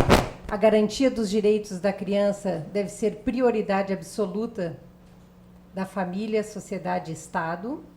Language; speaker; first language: Portuguese; native; Portuguese